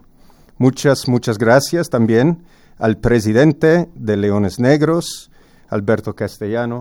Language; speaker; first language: Spanish; non-native, fluent; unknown